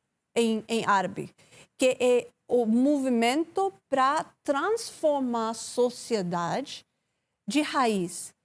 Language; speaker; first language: Portuguese; non-native, learner; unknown